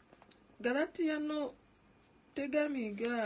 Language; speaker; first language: Japanese; non-native, learner; Ganda